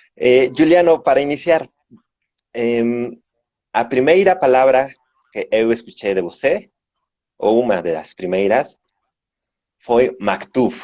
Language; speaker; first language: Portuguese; non-native, learner; Spanish